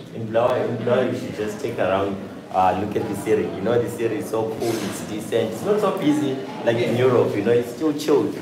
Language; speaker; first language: English; non-native, local second language; North Ndebele